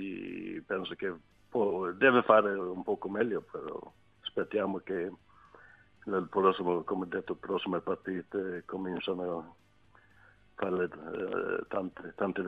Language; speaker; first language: Italian; non-native, learner; Swedish